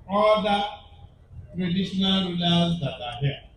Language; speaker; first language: English; non-native, local second language; Igbo